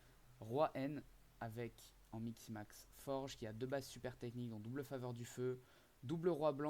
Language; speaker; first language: French; native; French